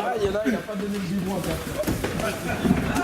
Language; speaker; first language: French; native; French